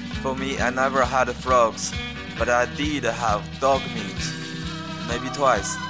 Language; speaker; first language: English; non-native, fluent; Chinese